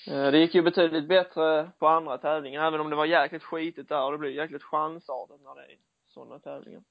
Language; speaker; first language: Swedish; native; Swedish